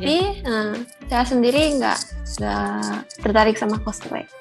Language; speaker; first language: Indonesian; non-native, fluent; Japanese